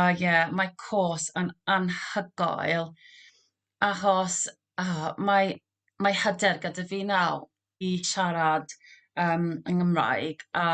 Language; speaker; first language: Welsh; non-native, local second language; English